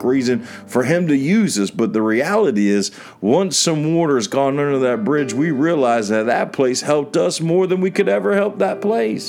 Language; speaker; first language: English; native; English